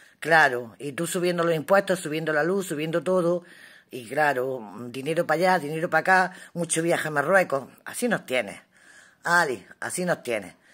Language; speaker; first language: Spanish; native; Spanish